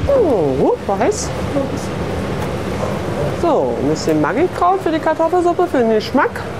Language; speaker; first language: German; native; German